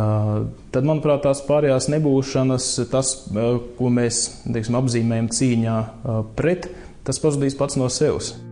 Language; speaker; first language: Latvian; native; Latvian